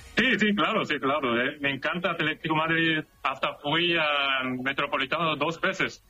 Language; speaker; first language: Spanish; non-native, learner; Korean